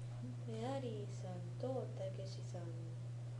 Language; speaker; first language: Japanese; non-native, learner; English